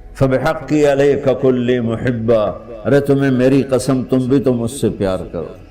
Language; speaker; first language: Urdu; non-native, local second language; Punjabi